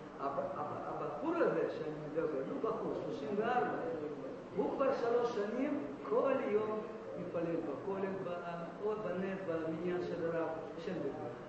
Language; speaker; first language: Hebrew; non-native, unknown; Russian